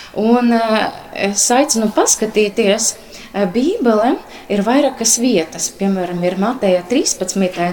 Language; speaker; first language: Latvian; non-native, local second language; Russian